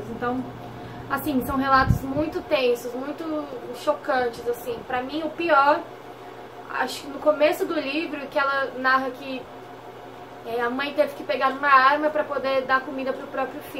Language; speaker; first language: Portuguese; native; Portuguese